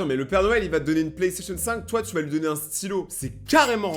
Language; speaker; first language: French; native; French